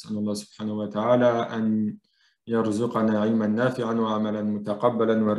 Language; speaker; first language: Arabic; non-native, fluent; French